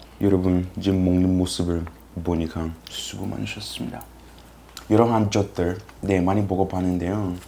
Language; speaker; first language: Korean; non-native, fluent; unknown